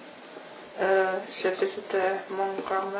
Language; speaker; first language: French; non-native, learner; English